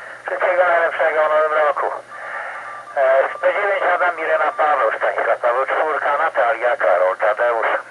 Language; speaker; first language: Polish; native; Polish